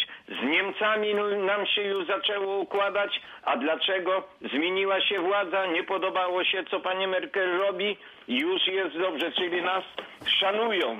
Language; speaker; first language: Polish; native; Polish